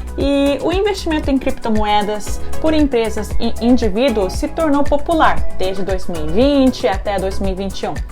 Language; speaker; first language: Portuguese; early bilingual, heritage; Japanese